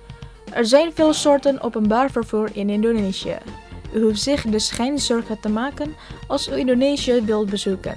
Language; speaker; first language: Dutch; non-native, fluent; Indonesian